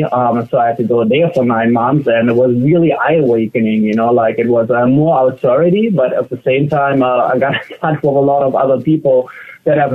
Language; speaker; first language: English; non-native, fluent; German